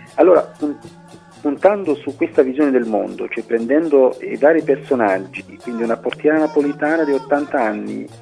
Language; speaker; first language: Italian; non-native, fluent; Arabic